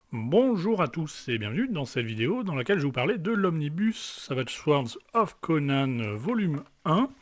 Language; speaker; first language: French; native; French